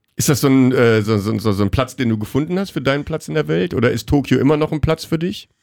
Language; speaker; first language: German; native; German